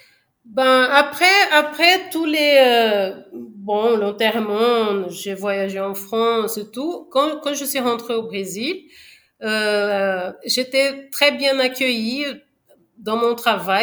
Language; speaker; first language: French; non-native, fluent; Portuguese